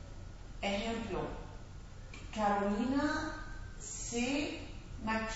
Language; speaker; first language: Spanish; non-native, fluent; English